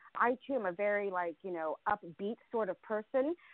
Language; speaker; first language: English; early bilingual, other home language; Russian